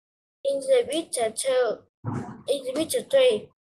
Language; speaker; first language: English; non-native, learner; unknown